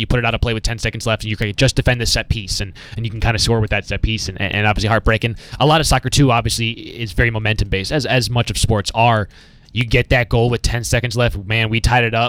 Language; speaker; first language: English; native; English